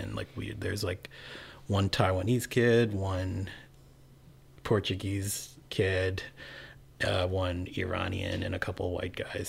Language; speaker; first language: English; early bilingual, other home language; Cantonese